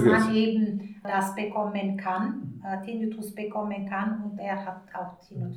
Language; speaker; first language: German; early bilingual, other home language; Turkish